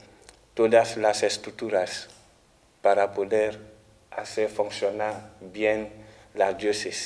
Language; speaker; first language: Spanish; non-native, fluent; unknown